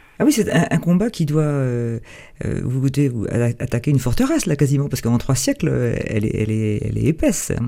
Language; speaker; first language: French; native; French